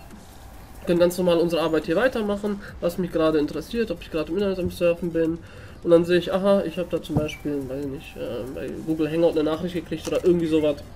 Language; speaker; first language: German; native; German